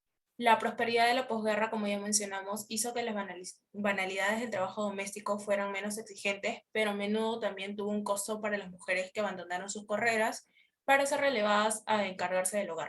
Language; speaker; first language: Spanish; native; Spanish